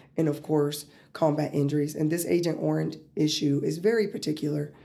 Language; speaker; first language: English; early bilingual, other home language; Spanish